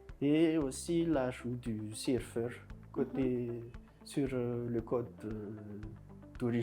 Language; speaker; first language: French; non-native, local second language; Malagasy